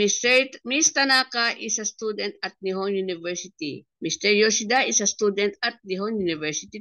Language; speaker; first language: English; non-native, local second language; Filipino